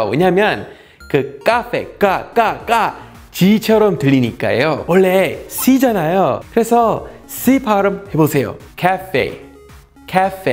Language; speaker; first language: Korean; non-native, fluent; English